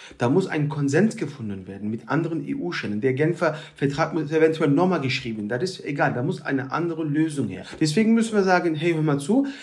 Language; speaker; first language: German; early bilingual, other home language; Turkish